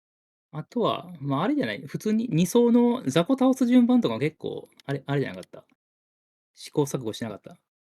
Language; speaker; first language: Japanese; native; Japanese